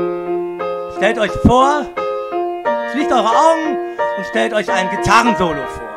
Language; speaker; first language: German; native; German